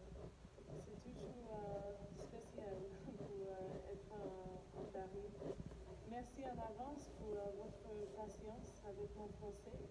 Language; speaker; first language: French; non-native, learner; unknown